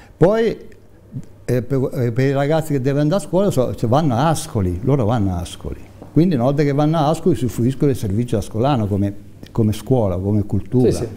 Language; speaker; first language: Italian; native; Italian